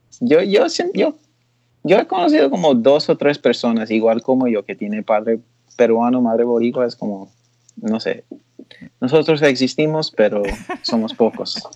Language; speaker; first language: Spanish; early bilingual, heritage; Spanish